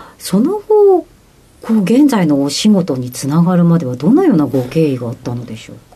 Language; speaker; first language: Japanese; native; Japanese